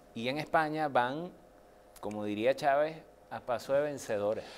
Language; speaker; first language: Spanish; native; Spanish